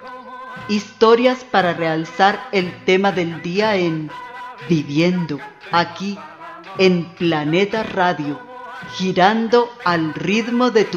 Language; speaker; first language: Spanish; native; Spanish